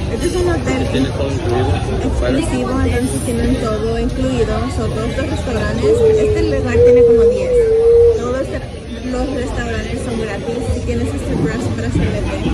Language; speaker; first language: Spanish; early bilingual, heritage; Spanish